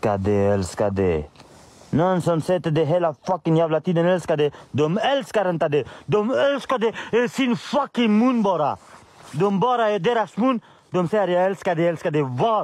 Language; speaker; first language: Swedish; non-native, learner; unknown